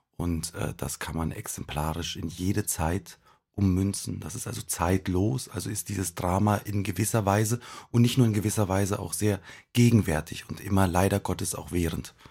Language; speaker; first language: German; native; German